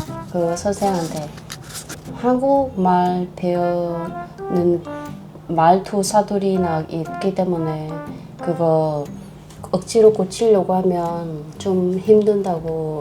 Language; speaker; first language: Korean; non-native, learner; Vietnamese